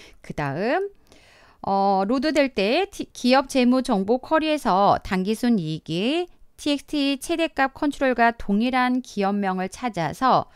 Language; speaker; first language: Korean; native; Korean